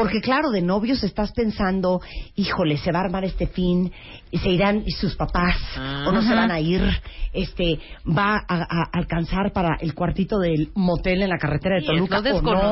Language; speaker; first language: Spanish; native; Spanish